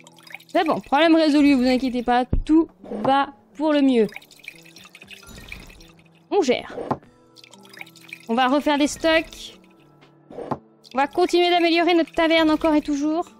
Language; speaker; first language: French; native; French